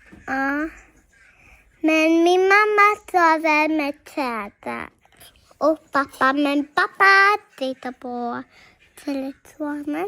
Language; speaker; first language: Swedish; early bilingual, other home language; Mongolian